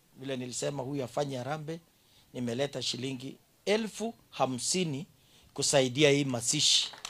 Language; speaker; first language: Swahili; non-native, local second language; Kalenjin